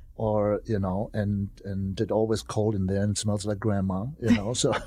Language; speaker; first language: English; non-native, fluent; German